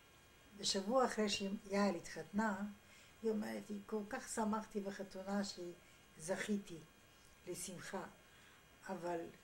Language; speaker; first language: Hebrew; non-native, fluent; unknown